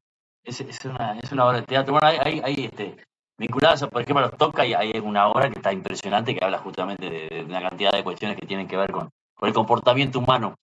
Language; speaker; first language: Spanish; native; Spanish